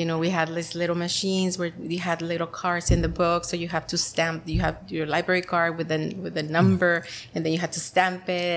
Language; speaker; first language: English; non-native, fluent; Spanish